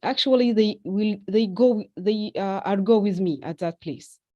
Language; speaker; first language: English; non-native, fluent; Arabic